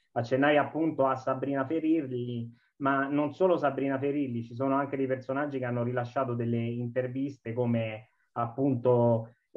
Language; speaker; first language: Italian; native; Italian